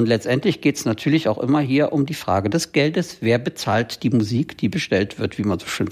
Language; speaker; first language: German; native; German